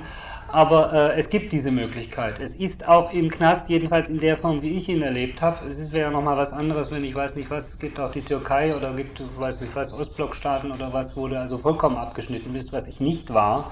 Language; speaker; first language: German; native; German